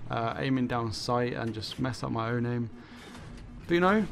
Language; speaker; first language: English; native; English